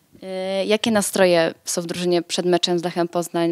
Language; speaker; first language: Polish; native; Polish